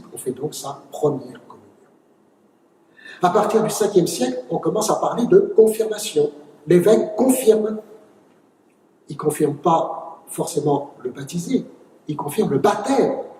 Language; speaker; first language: French; native; French